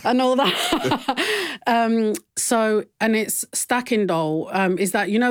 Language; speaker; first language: English; native; English